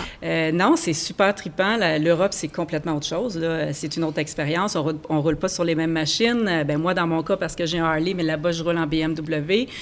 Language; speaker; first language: French; native; French